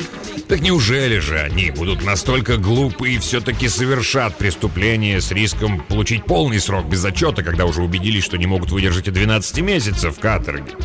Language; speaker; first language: Russian; native; Russian